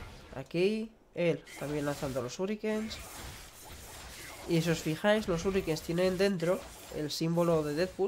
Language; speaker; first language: Spanish; native; Spanish